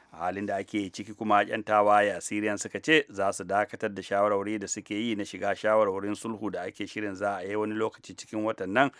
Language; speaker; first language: Hausa; native; Hausa